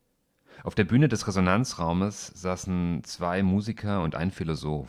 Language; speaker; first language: German; native; German